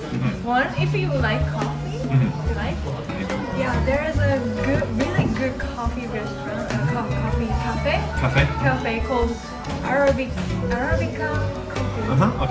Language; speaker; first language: English; non-native, fluent; Japanese